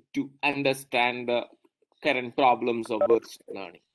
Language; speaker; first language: English; non-native, local second language; Malayalam